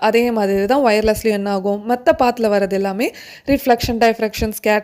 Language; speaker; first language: Tamil; native; Tamil